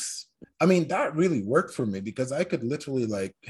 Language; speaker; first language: English; native; English